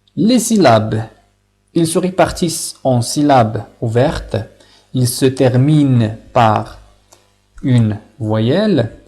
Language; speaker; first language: French; non-native, local second language; Arabic